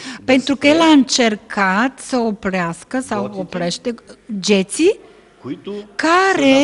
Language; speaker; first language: Romanian; non-native, fluent; Bulgarian